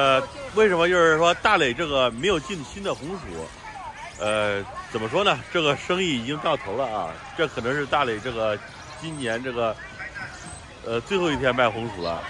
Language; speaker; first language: Chinese; native; Chinese